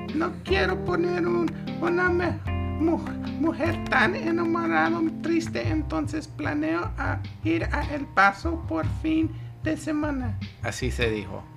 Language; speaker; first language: Spanish; non-native, learner; English